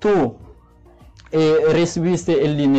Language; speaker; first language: Spanish; non-native, learner; Haitian Creole